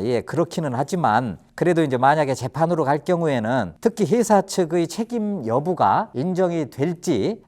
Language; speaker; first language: Korean; native; Korean